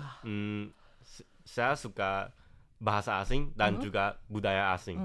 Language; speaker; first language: Indonesian; non-native, fluent; Chinese